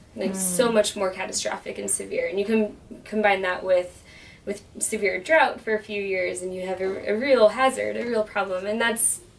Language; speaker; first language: English; native; English